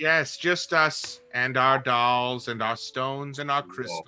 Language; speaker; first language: English; native; English